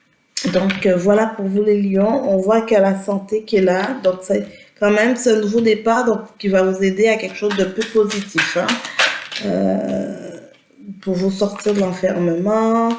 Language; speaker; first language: French; native; French